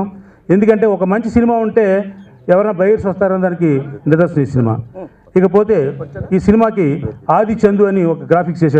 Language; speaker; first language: Telugu; native; Telugu